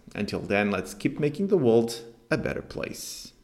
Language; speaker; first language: English; non-native, fluent; Spanish